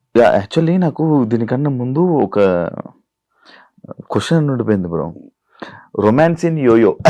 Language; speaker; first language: Telugu; native; Telugu